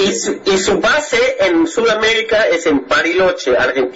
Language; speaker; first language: Spanish; non-native, fluent; English